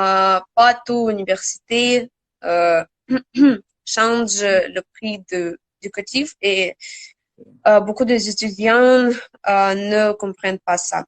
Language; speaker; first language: French; non-native, learner; Russian